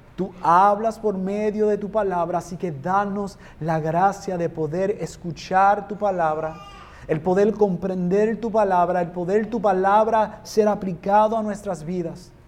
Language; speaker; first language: Spanish; non-native, fluent; English